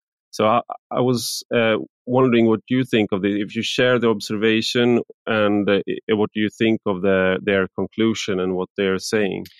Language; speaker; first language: English; non-native, fluent; Swedish